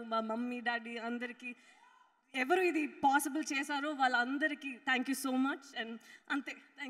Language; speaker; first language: Telugu; non-native, fluent; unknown